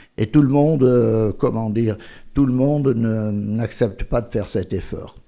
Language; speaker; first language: French; native; French